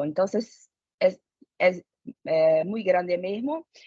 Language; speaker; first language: Spanish; non-native, fluent; Portuguese